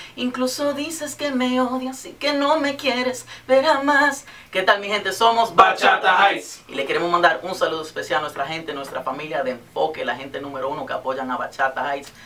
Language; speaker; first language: Spanish; early bilingual, heritage; Spanish